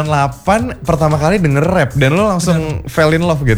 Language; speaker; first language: Indonesian; native; Indonesian